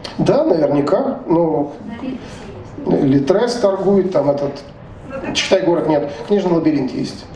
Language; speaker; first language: Russian; native; Russian